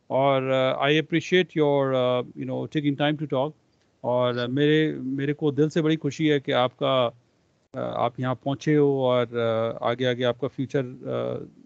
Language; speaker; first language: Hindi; non-native, local second language; Punjabi